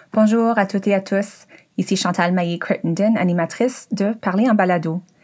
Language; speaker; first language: French; native; French